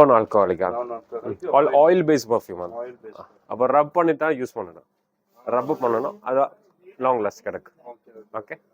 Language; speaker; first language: Tamil; non-native, local second language; Malayalam